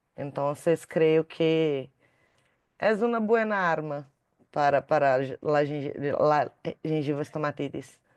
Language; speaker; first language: Spanish; non-native, learner; Portuguese